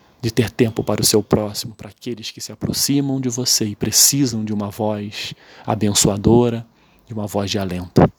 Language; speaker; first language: Portuguese; native; Portuguese